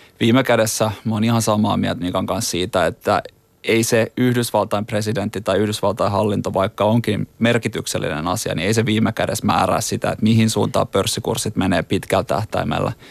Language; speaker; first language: Finnish; native; Finnish